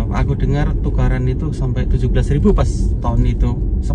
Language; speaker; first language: Indonesian; native; Indonesian